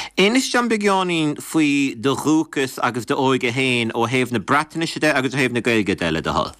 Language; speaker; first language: Irish; native; Irish